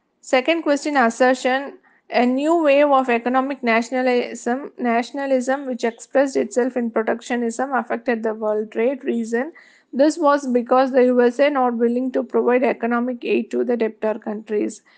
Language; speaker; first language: English; non-native, local second language; Tamil